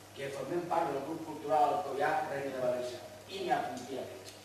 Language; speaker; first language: Spanish; non-native, local second language; Catalan